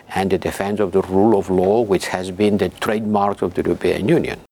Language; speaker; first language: English; non-native, fluent; Spanish